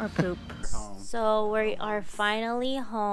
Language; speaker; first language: English; native; English